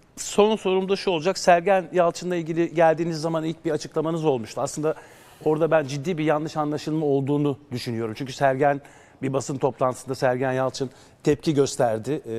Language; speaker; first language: Turkish; native; Turkish